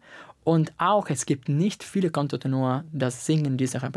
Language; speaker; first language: German; non-native, learner; Italian